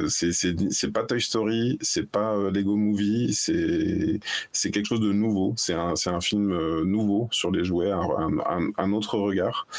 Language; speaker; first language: French; native; French